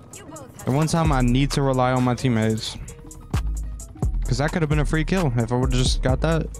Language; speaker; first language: English; native; English